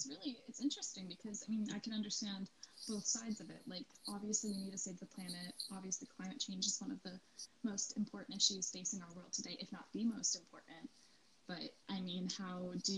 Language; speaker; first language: English; native; English